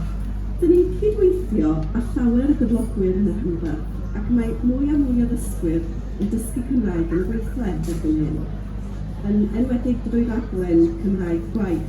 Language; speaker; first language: Welsh; native; Welsh